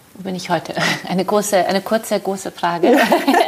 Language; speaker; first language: German; early bilingual, other home language; Polish